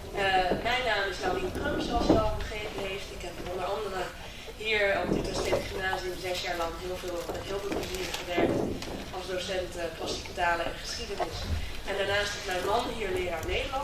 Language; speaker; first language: Dutch; native; Dutch